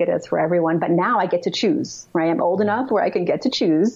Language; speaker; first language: English; native; English